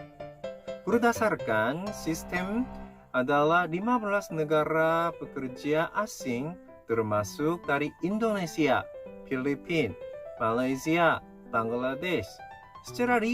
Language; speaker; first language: Indonesian; non-native, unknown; Korean